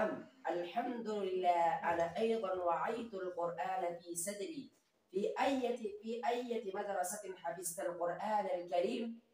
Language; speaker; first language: Arabic; non-native, learner; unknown